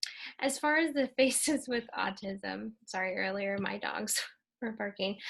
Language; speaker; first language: English; native; English